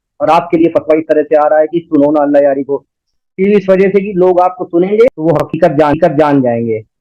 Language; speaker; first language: Urdu; native; Urdu